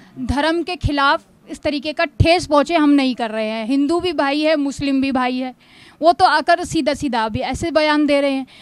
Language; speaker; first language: Hindi; native; Hindi